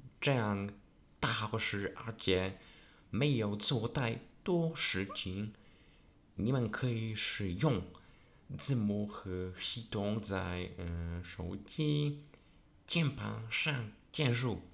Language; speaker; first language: Chinese; non-native, learner; Polish